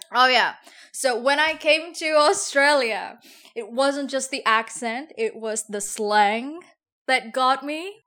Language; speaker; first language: English; non-native, fluent; Javanese